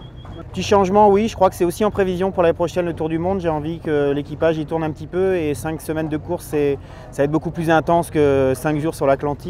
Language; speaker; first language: French; native; French